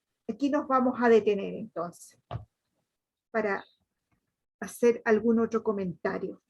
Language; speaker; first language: Spanish; native; Spanish